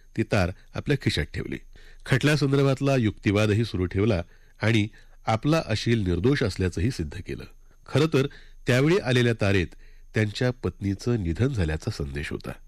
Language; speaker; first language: Marathi; native; Marathi